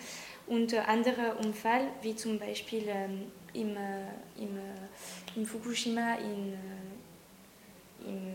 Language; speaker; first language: German; non-native, learner; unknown